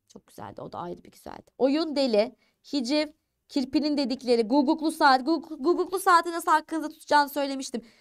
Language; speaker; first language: Turkish; native; Turkish